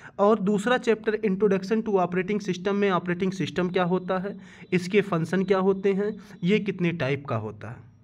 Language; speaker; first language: Hindi; native; Hindi